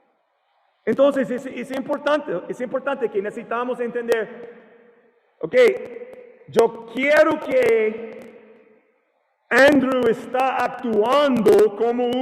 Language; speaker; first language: Spanish; non-native, learner; English